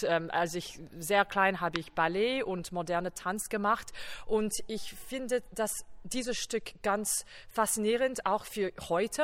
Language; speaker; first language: German; non-native, fluent; English